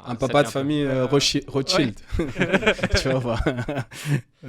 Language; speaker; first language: French; native; French